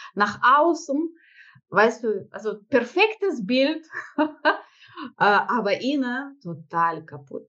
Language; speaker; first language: German; non-native, fluent; Russian